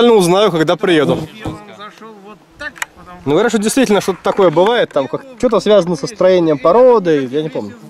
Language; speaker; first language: Russian; native; Russian